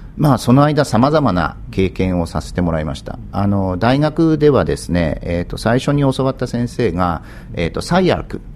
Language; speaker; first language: Japanese; native; Japanese